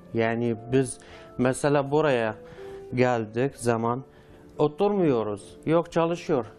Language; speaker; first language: Turkish; non-native, learner; Arabic